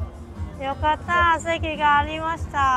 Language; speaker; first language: Japanese; non-native, fluent; Chinese